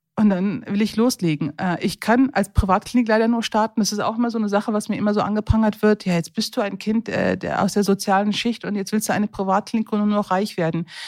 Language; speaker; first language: German; early bilingual, other home language; Turkish